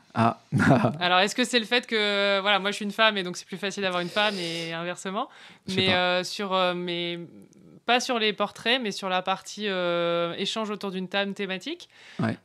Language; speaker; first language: French; native; French